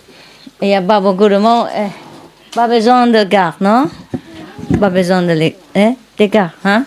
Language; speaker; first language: French; non-native, learner; Vietnamese